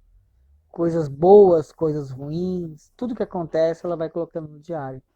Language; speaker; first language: Portuguese; native; Portuguese